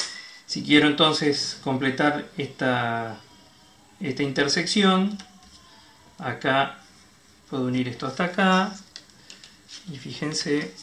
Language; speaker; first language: Spanish; native; Spanish